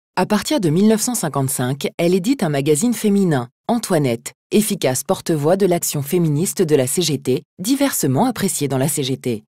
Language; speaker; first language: French; native; French